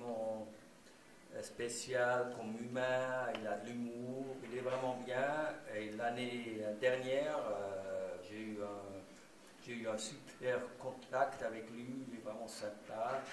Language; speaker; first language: French; non-native, local second language; German